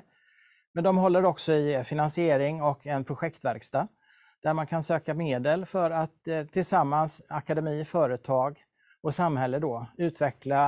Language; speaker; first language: Swedish; native; Swedish